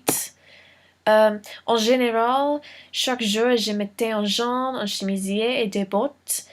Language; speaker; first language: French; non-native, learner; English